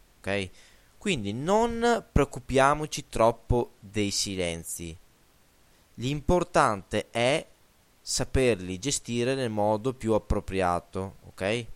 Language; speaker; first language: Italian; native; Italian